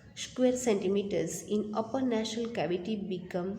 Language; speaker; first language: English; non-native, local second language; Gujarati